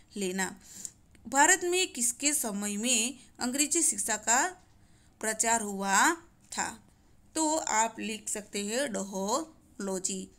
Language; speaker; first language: Hindi; non-native, local second language; Gujarati